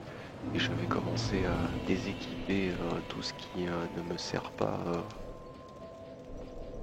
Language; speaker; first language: French; native; French